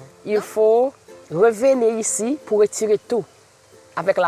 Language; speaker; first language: French; non-native, local second language; Seselwa Creole French